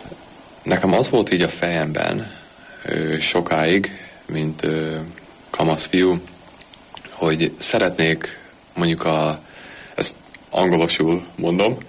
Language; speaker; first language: Hungarian; early bilingual, heritage; Hungarian